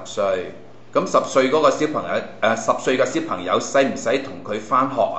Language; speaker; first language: Cantonese; native; Cantonese